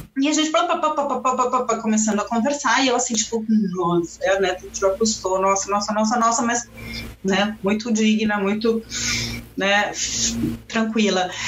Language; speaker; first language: Portuguese; non-native, fluent; Spanish